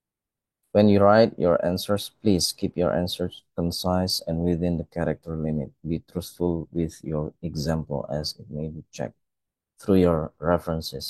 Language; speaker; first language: English; non-native, fluent; Indonesian